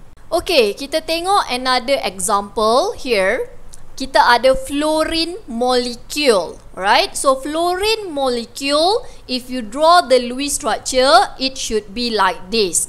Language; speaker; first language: English; non-native, local second language; Malay